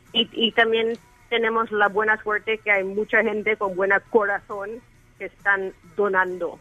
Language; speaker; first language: Spanish; early bilingual, heritage; English